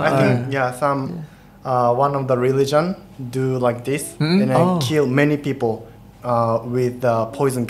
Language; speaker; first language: English; non-native, fluent; Japanese